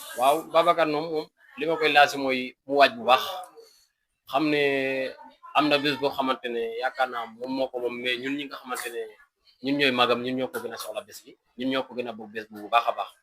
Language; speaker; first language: Wolof; native; Wolof